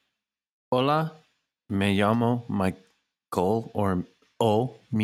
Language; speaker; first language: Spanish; non-native, learner; English